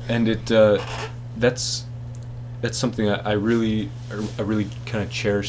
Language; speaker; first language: English; native; English